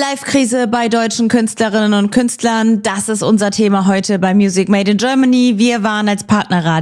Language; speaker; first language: German; native; German